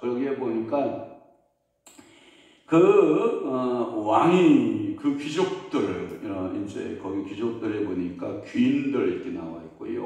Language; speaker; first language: Korean; native; Korean